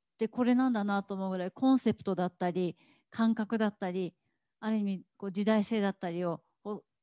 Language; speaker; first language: Japanese; native; Japanese